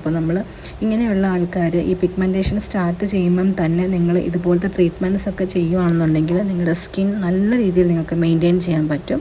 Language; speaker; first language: Malayalam; native; Malayalam